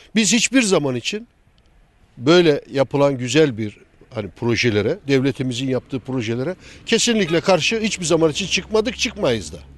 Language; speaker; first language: Turkish; native; Turkish